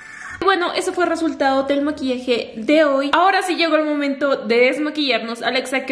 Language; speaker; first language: Spanish; native; Spanish